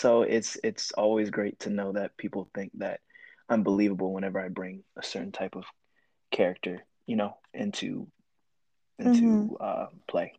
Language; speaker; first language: English; native; English